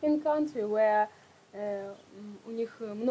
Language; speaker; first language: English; non-native, learner; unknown